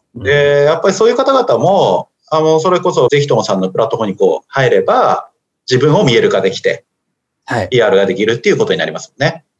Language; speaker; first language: Japanese; native; Japanese